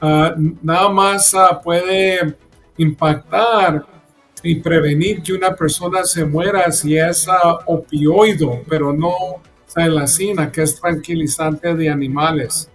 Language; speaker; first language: Spanish; early bilingual, heritage; Spanish